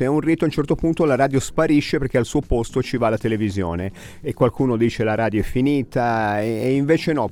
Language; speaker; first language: Italian; native; Italian